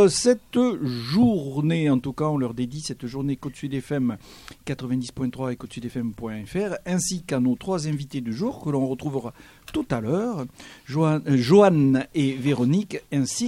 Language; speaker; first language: French; native; French